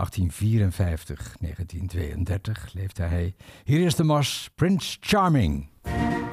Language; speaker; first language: Dutch; native; Dutch